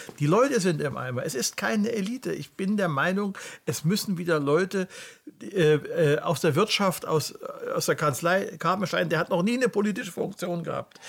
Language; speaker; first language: German; native; German